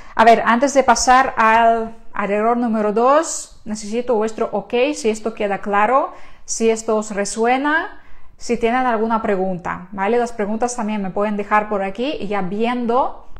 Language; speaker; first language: Spanish; non-native, fluent; Ukrainian